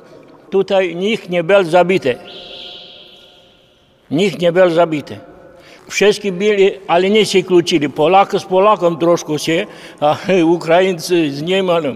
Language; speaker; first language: Polish; early bilingual, heritage; Polish